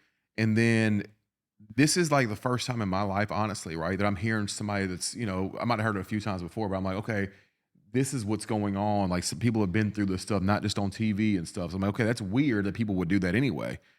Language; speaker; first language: English; native; English